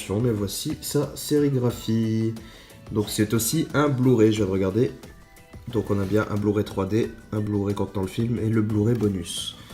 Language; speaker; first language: French; native; French